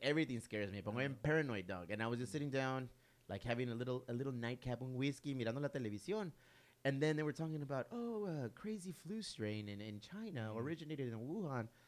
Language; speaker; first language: English; early bilingual, other home language; Spanish